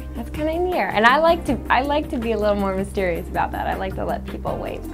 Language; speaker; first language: English; native; English